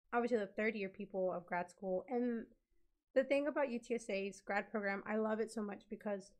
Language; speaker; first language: English; native; English